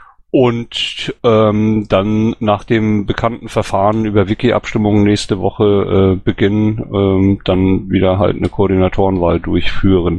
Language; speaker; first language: German; native; German